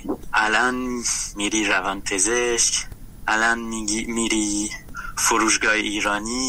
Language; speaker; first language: Persian; non-native, fluent; French